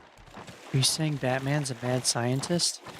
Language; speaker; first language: English; native; English